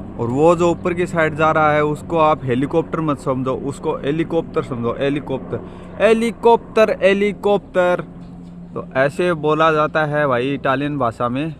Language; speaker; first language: Hindi; native; Hindi